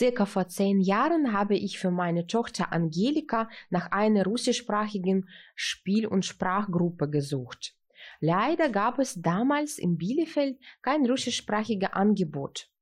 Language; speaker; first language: German; early bilingual, heritage; Russian